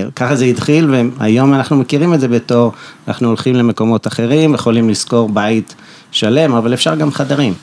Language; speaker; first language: Hebrew; early bilingual, heritage; Hebrew